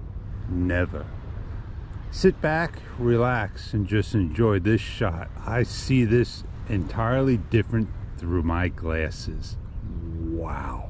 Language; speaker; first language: English; native; English